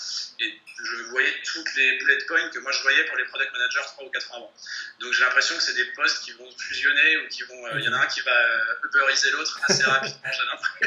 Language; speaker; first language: French; native; French